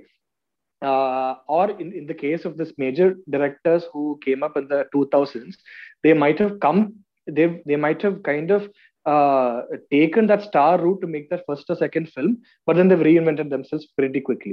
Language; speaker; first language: English; non-native, local second language; Malayalam